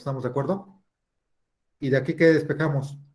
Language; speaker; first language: Spanish; native; Spanish